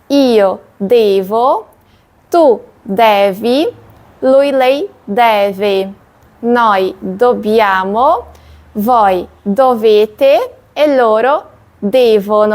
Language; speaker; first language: Italian; non-native, fluent; Portuguese